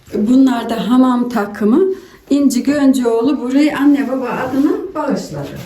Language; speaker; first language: Turkish; native; Turkish